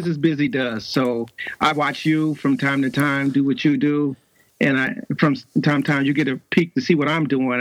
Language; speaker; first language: English; native; English